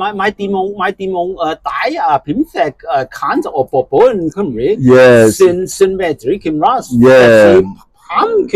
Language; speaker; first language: Welsh; non-native, learner; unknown